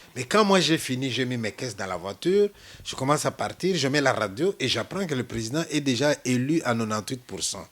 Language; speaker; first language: French; non-native, local second language; Luba-Lulua